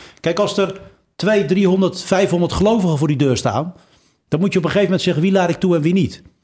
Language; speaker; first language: Dutch; early bilingual, other home language; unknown